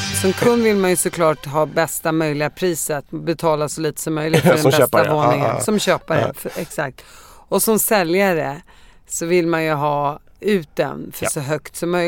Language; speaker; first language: Swedish; native; Swedish